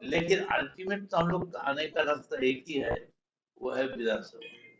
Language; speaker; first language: Hindi; non-native, local second language; Bangla